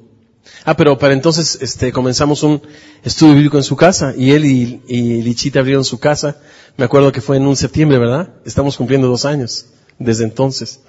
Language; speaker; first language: Spanish; native; Spanish